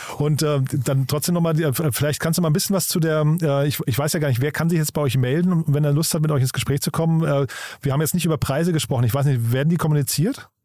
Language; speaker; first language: German; native; German